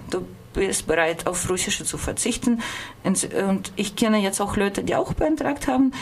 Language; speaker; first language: German; non-native, fluent; Russian